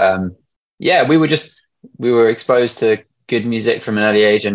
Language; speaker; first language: English; native; English